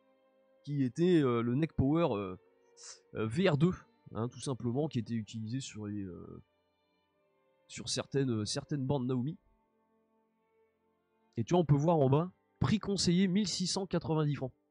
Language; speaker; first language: French; native; French